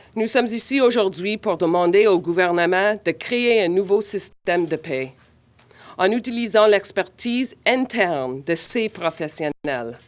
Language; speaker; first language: French; non-native, local second language; English